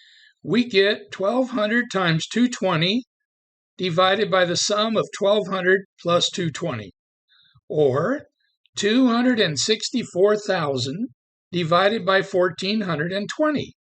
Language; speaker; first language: English; native; English